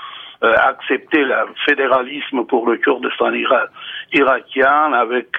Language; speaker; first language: French; non-native, fluent; Kurdish